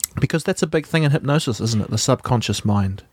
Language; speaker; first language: English; native; English